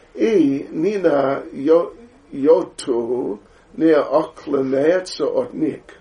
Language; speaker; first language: Russian; non-native, learner; English